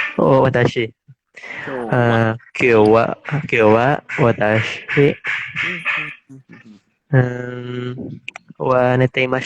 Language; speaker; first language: Japanese; non-native, learner; Indonesian